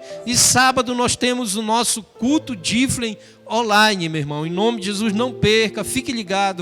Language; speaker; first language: Portuguese; native; Portuguese